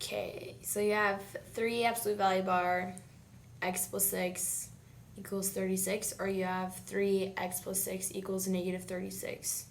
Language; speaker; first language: English; native; English